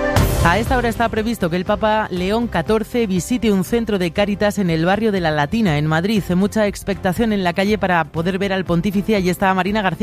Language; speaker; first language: Spanish; native; Spanish